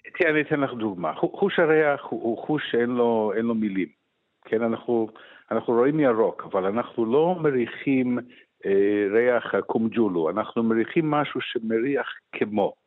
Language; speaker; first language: Hebrew; non-native, fluent; English